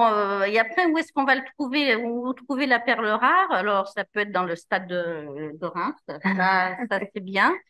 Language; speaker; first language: French; native; French